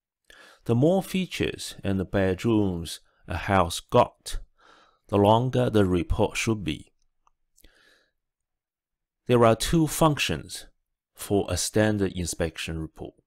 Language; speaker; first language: English; non-native, fluent; Chinese